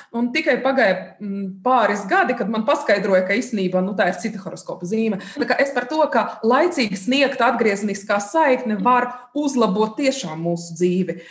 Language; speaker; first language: Latvian; non-native, fluent; Russian